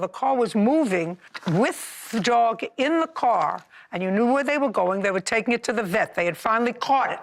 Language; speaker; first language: English; native; English